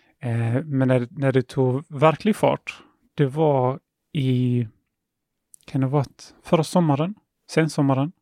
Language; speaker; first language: Swedish; early bilingual, other home language; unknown